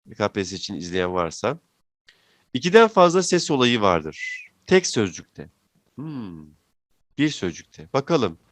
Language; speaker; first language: Turkish; native; Turkish